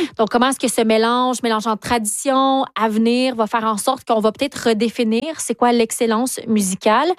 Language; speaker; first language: French; native; French